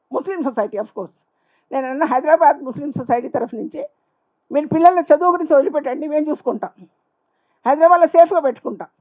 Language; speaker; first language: Telugu; non-native, local second language; Urdu